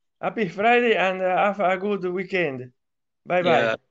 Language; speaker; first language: English; non-native, learner; Italian